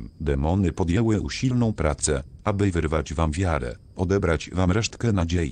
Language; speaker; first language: Polish; native; Polish